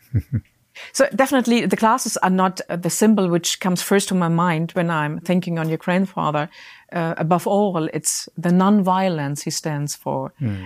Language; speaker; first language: English; non-native, fluent; German